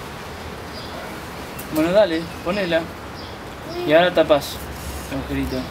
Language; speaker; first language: Spanish; native; Spanish